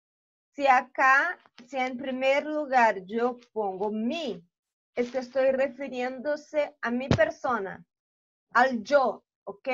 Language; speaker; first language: Spanish; non-native, fluent; Portuguese